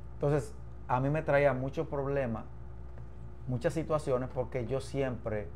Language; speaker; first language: Spanish; native; Spanish